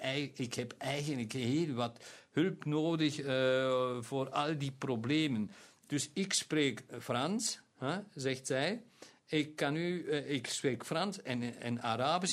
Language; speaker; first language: Dutch; non-native, local second language; German